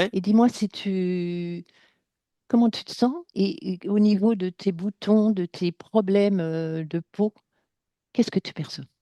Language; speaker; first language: French; native; French